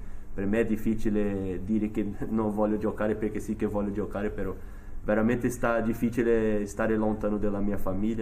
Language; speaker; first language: Italian; non-native, fluent; Portuguese